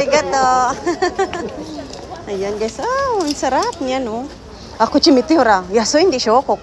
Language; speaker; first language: Japanese; non-native, learner; Filipino